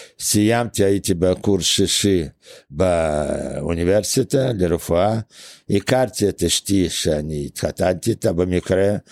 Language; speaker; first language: Hebrew; non-native, fluent; Russian